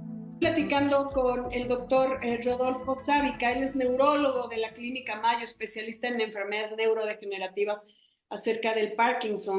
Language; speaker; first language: Spanish; native; Spanish